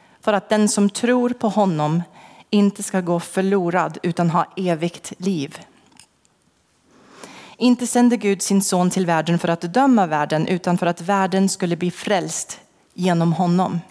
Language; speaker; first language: Swedish; non-native, fluent; English